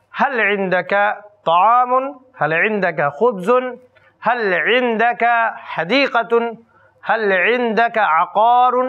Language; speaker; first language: Arabic; non-native, fluent; Urdu